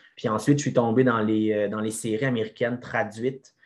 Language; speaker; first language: French; native; French